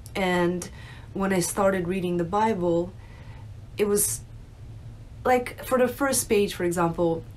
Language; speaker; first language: English; early bilingual, other home language; Russian